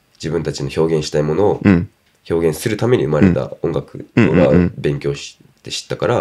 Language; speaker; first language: Japanese; non-native, local second language; English